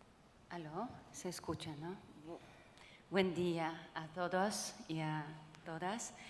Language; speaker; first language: Spanish; non-native, fluent; Polish